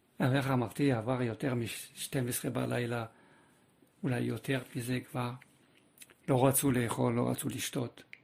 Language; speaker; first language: Hebrew; non-native, fluent; French